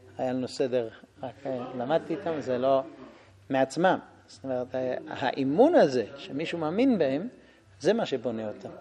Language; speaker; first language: Hebrew; non-native, fluent; English